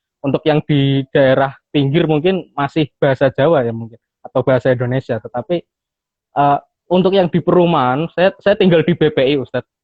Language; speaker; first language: Indonesian; non-native, local second language; Javanese